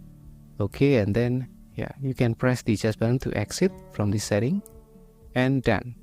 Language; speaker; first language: English; non-native, fluent; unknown